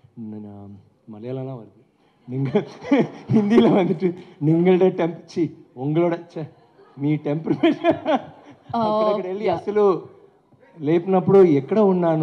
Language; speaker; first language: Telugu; non-native, learner; Tamil